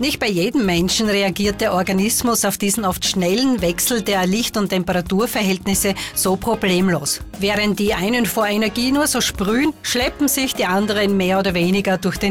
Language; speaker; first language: German; native; German